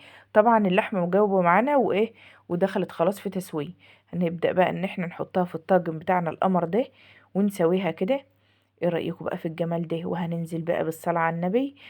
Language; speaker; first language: Arabic; native; Arabic